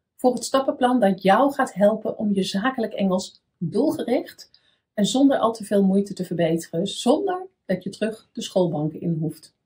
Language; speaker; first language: Dutch; native; Dutch